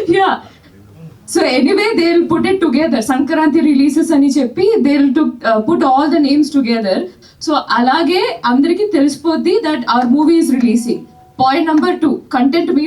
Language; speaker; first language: Telugu; non-native, fluent; Malayalam